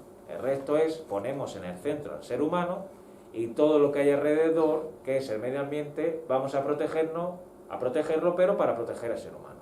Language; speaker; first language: Spanish; native; Spanish